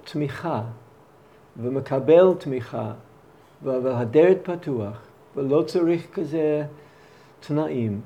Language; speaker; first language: Hebrew; non-native, fluent; English